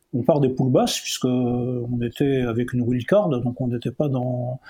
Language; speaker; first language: French; native; French